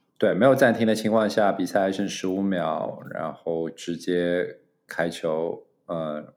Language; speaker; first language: Chinese; native; Chinese